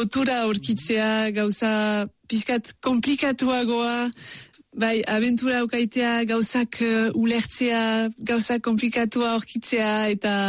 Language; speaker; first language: Basque; non-native, local second language; French